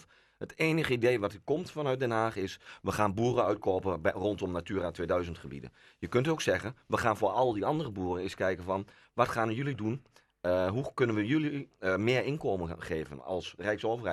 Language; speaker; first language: Dutch; native; Dutch